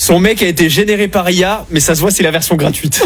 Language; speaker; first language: French; native; French